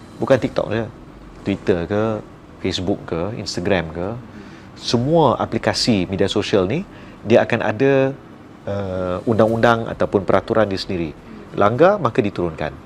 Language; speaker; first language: Malay; native; Malay